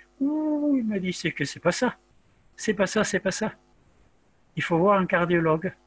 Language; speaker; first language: French; native; French